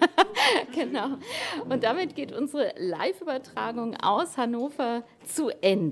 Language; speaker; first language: German; native; German